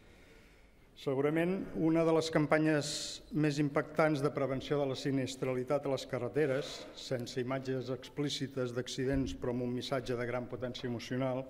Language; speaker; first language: Catalan; native; Catalan